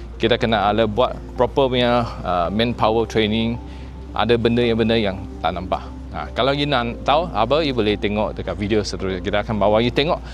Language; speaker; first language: Malay; non-native, local second language; Chinese